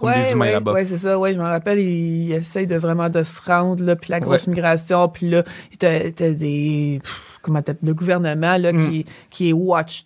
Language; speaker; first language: French; native; French